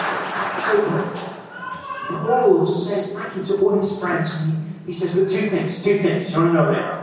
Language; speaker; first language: English; native; English